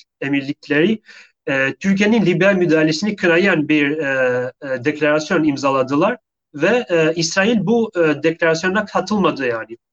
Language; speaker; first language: Turkish; non-native, fluent; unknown